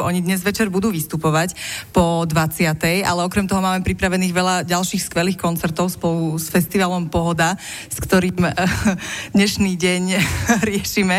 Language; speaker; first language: Slovak; native; Slovak